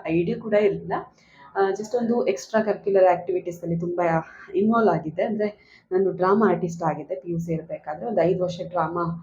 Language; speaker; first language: Kannada; non-native, local second language; Tulu